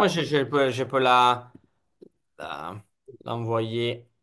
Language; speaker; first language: French; non-native, fluent; Italian